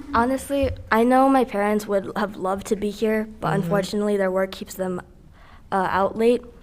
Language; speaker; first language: English; early bilingual, other home language; Filipino